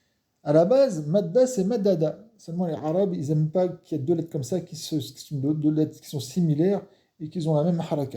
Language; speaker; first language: French; non-native, fluent; Arabic